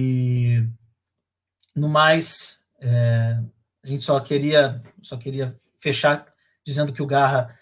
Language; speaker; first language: Portuguese; native; Portuguese